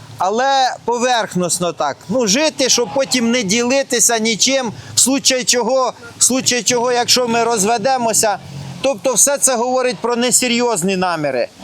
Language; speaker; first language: Ukrainian; non-native, local second language; Russian